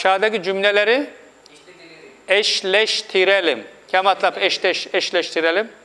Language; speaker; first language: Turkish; non-native, fluent; Urdu